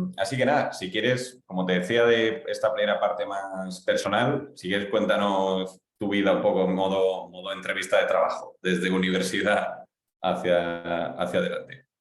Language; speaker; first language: Spanish; native; Spanish